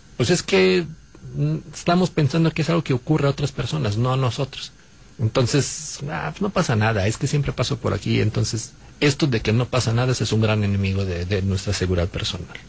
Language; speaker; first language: Spanish; non-native, fluent; Serbian